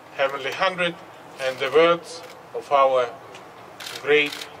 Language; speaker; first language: English; non-native, learner; Ukrainian